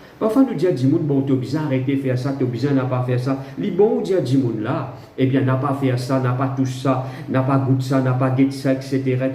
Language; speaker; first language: French; non-native, local second language; Morisyen